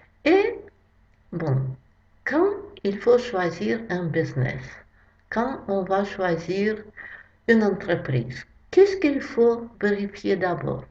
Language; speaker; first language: French; non-native, fluent; Russian